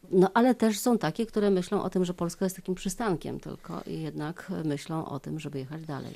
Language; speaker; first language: Polish; native; Polish